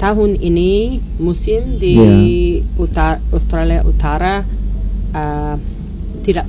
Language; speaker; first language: Indonesian; non-native, learner; English